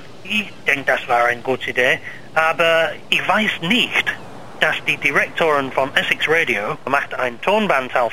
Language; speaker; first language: German; non-native, learner; English